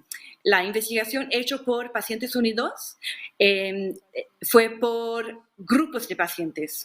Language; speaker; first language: Spanish; non-native, fluent; English